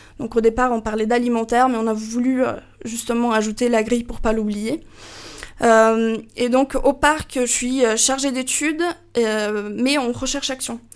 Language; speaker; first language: French; non-native, fluent; Portuguese